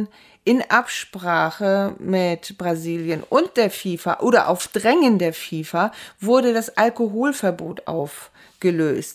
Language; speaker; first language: German; native; German